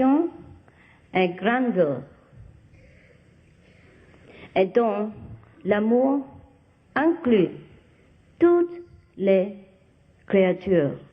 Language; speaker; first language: French; non-native, learner; Vietnamese